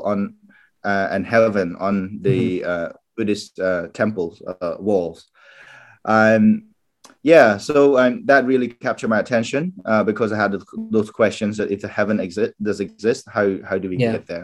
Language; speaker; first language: English; non-native, fluent; Khmer